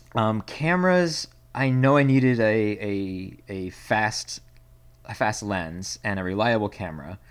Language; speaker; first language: English; native; English